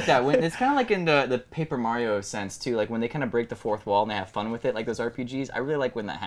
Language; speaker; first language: English; native; English